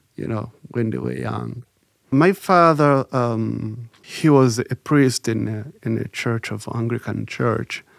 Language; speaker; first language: English; non-native, local second language; Kinyarwanda